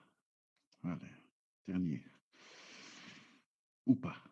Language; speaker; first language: French; non-native, local second language; Dutch